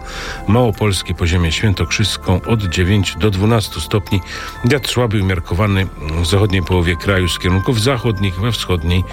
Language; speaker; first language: Polish; native; Polish